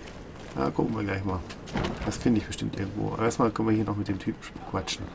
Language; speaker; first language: German; native; German